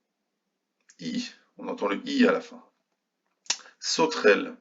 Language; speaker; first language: French; native; French